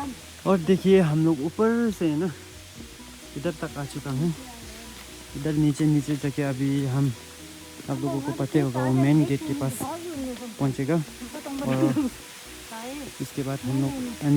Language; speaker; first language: Hindi; non-native, local second language; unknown